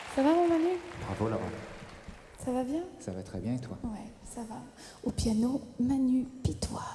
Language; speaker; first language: French; native; French